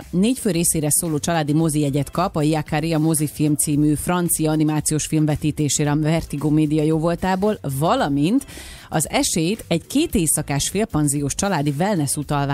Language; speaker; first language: Hungarian; native; Hungarian